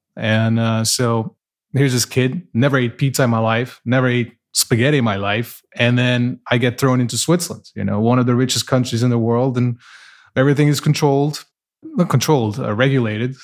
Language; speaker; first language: English; non-native, fluent; Portuguese